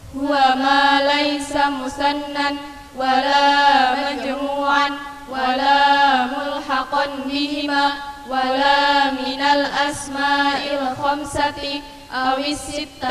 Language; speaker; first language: Arabic; non-native, learner; Indonesian